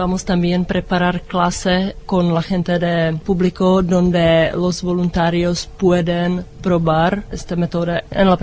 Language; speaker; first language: Spanish; non-native, learner; Czech